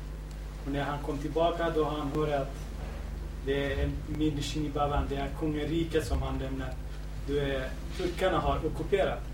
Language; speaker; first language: Swedish; non-native, fluent; Kurdish